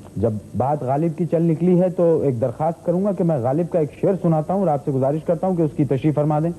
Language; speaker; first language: Urdu; native; Urdu